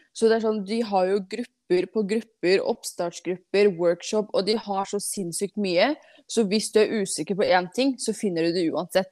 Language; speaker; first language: Norwegian; non-native, fluent; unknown